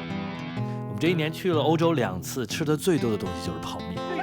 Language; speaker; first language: Chinese; native; Chinese